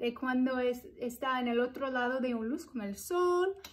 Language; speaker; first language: Spanish; non-native, fluent; English